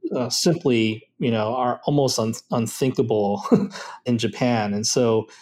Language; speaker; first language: English; native; English